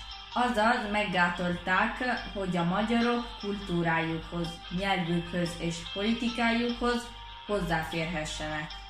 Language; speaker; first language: Hungarian; early bilingual, heritage; Hungarian